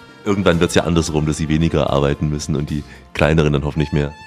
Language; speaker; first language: German; native; German